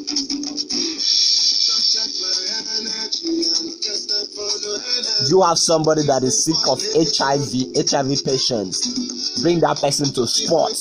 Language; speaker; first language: English; non-native, local second language; Ibibio